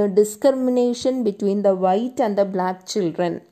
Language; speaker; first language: English; non-native, local second language; Malayalam